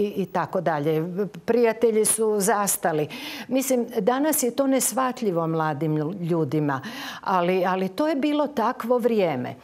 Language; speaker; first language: Croatian; native; Croatian